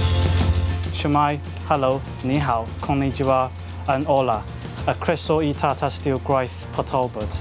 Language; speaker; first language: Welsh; non-native, learner; Chinese